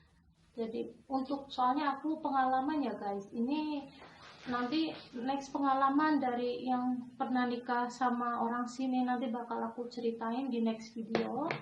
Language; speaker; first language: Indonesian; non-native, local second language; Javanese